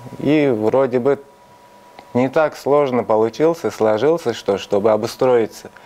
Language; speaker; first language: Russian; non-native, local second language; Tajik